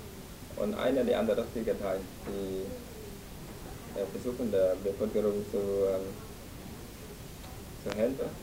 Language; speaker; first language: German; non-native, fluent; Vietnamese